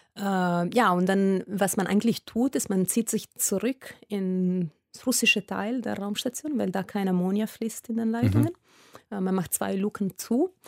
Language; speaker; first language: German; non-native, fluent; Italian